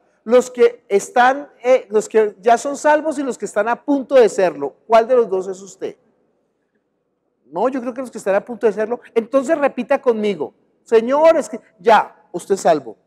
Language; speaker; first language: Spanish; native; Spanish